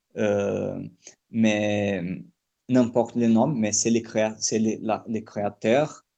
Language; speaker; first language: French; non-native, fluent; Portuguese